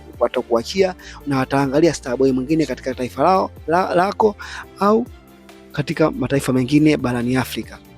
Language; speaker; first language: Swahili; native; Swahili